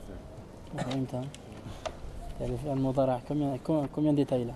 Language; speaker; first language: Arabic; early bilingual, heritage; Arabic